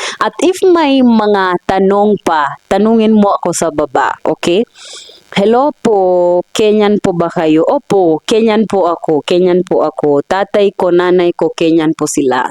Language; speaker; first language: Filipino; non-native, fluent; Swahili